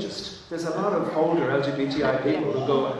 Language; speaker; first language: English; non-native, local second language; Irish